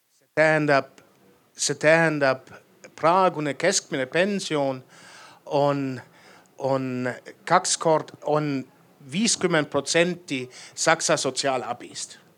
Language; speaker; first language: Estonian; non-native, fluent; German